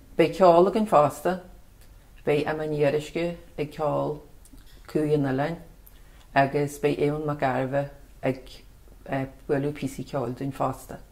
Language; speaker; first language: Irish; native; Irish